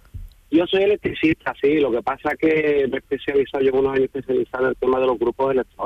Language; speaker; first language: Spanish; native; Spanish